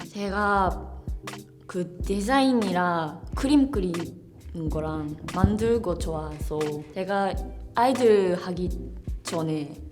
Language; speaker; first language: Korean; non-native, fluent; Japanese